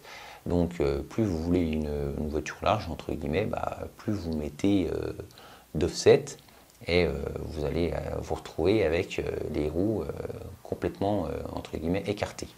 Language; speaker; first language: French; native; French